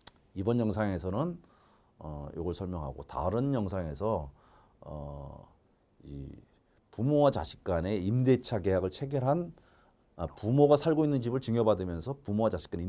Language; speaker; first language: Korean; native; Korean